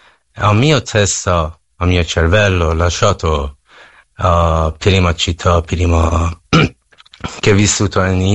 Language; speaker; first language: Italian; non-native, learner; Persian